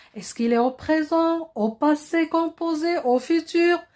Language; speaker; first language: French; non-native, local second language; Arabic